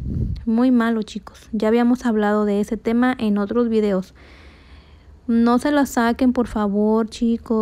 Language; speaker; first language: Spanish; native; Spanish